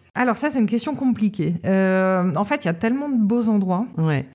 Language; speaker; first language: French; native; French